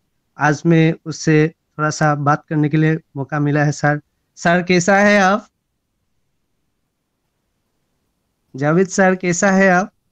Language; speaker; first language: Hindi; non-native, local second language; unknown